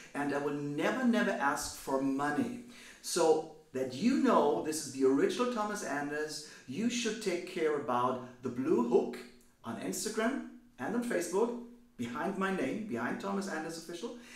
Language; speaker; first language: English; non-native, fluent; German